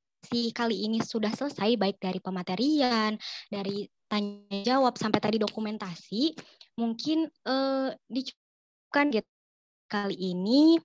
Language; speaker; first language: Indonesian; native; Indonesian